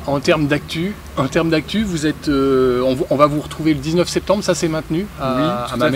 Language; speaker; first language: French; native; French